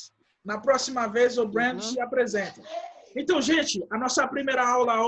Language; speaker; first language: Portuguese; non-native, fluent; Haitian Creole